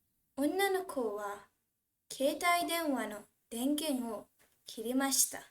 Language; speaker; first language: Japanese; non-native, fluent; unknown